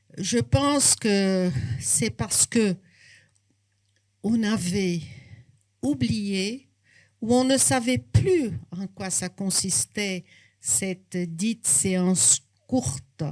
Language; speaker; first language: French; non-native, fluent; Portuguese